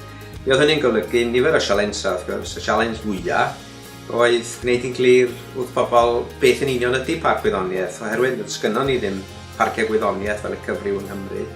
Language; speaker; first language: Welsh; native; Welsh